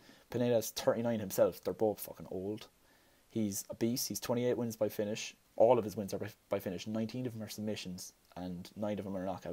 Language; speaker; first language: English; native; English